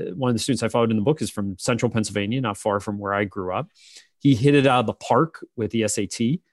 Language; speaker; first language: English; native; English